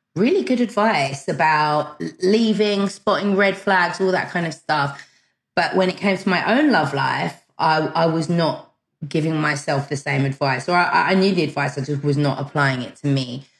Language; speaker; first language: English; early bilingual, other home language; German